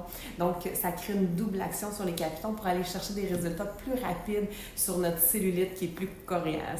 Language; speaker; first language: French; native; French